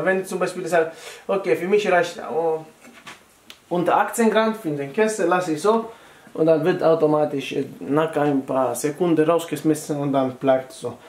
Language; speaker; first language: German; non-native, fluent; Italian